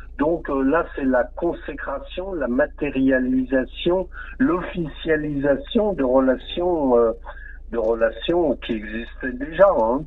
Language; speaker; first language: French; native; French